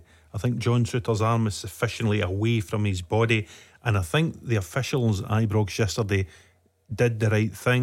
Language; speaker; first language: English; native; English